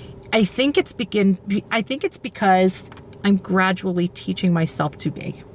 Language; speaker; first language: English; native; English